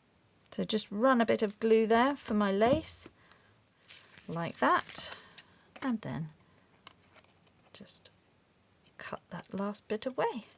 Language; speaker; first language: English; native; English